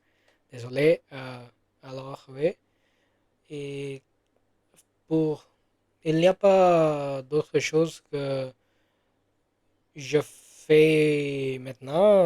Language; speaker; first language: French; non-native, learner; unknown